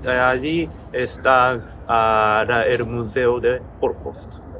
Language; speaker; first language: Spanish; non-native, learner; Japanese